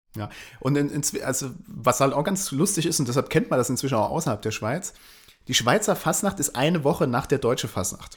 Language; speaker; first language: German; native; German